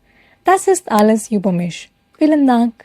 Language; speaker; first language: German; non-native, fluent; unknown